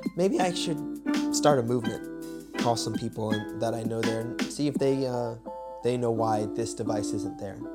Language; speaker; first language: English; native; English